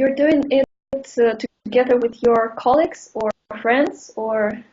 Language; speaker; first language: English; non-native, fluent; Russian